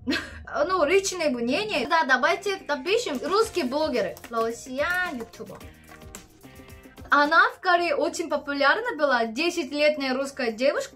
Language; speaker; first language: Russian; non-native, learner; Korean